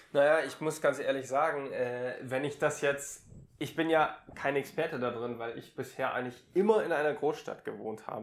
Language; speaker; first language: German; native; German